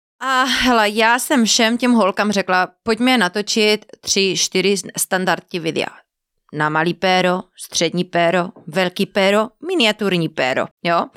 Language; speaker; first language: Czech; non-native, fluent; Spanish